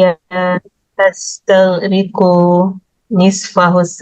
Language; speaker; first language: Arabic; non-native, learner; Malay